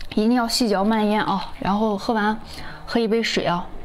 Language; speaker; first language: Chinese; native; Chinese